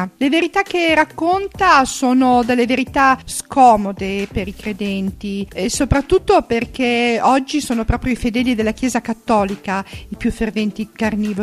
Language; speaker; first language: Italian; native; Italian